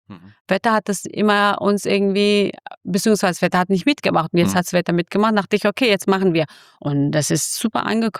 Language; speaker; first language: German; non-native, fluent; Kurdish